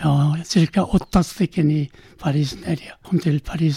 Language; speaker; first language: Swedish; non-native, learner; Korean